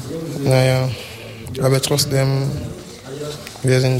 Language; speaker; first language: German; non-native, learner; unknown